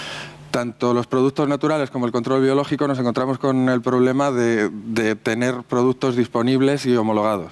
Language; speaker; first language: Spanish; native; Spanish